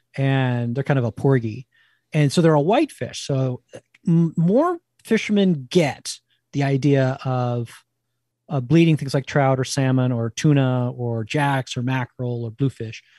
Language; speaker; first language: English; native; English